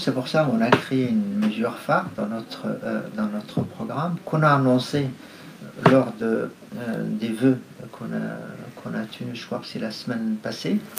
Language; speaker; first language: French; non-native, fluent; Arabic